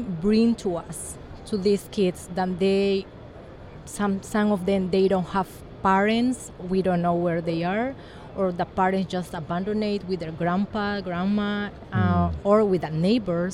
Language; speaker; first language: English; non-native, learner; Spanish